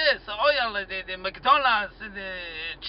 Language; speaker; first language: English; non-native, learner; Hebrew